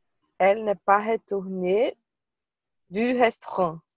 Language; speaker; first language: French; non-native, learner; Portuguese